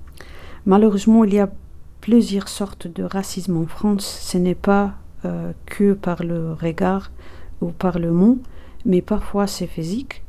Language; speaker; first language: French; non-native, learner; Arabic